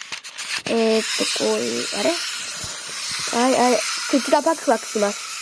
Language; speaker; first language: Japanese; native; Japanese